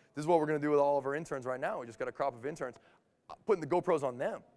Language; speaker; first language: English; native; English